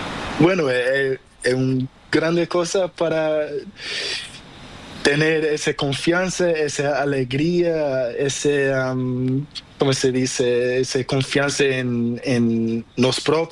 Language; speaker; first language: Spanish; non-native, learner; Portuguese